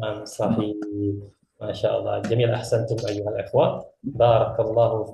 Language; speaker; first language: Arabic; non-native, fluent; Indonesian